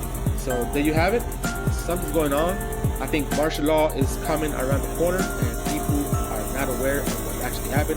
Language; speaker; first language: English; native; English